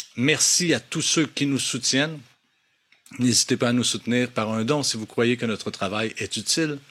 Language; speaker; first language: French; native; French